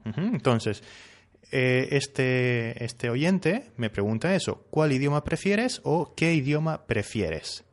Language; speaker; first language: Spanish; native; Spanish